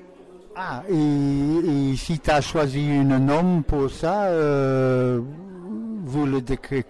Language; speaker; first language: French; non-native, learner; English